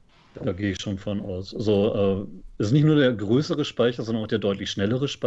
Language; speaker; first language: German; native; German